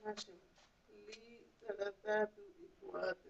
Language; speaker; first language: Arabic; non-native, learner; Bangla